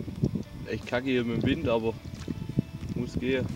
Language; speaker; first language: German; native; German